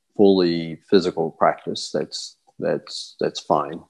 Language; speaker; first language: English; native; English